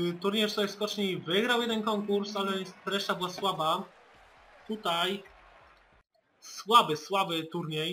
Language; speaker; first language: Polish; native; Polish